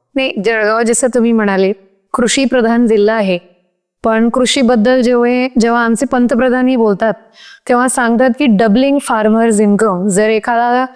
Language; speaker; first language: Marathi; non-native, local second language; Hindi